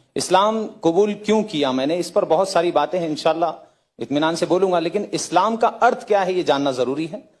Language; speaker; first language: Hindi; native; Hindi